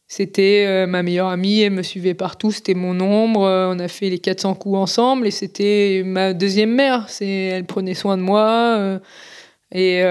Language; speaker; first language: French; native; French